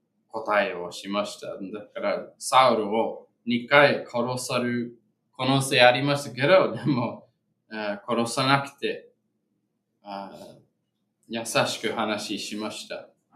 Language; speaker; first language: Japanese; non-native, fluent; English